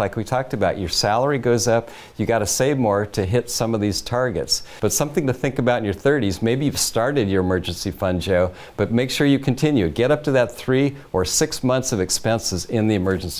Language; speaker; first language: English; native; English